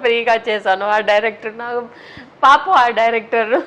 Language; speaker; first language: Telugu; non-native, local second language; Tamil